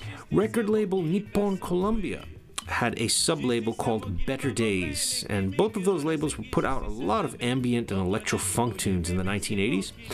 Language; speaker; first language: English; native; English